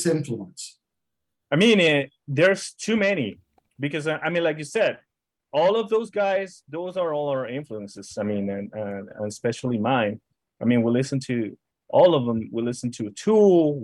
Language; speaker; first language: English; non-native, fluent; Spanish